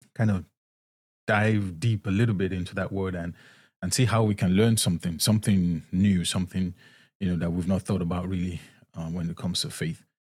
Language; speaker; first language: English; non-native, local second language; Yoruba